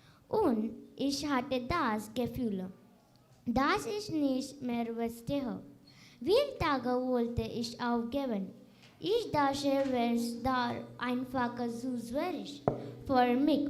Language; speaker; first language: German; non-native, learner; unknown